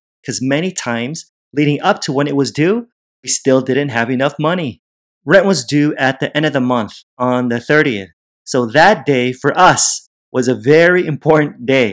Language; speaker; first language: English; native; English